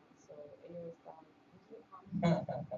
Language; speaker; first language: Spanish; early bilingual, heritage; Spanish